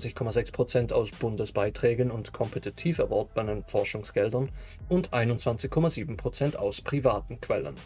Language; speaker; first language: German; native; German